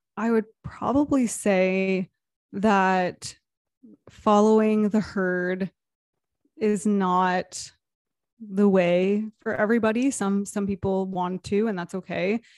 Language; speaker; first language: English; native; English